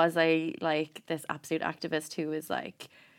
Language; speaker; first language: English; native; English